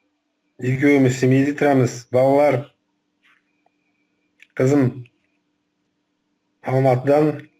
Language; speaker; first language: Kazakh; non-native, local second language; Russian